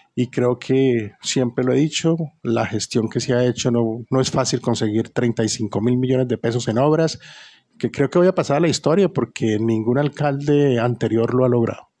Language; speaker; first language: Spanish; native; Spanish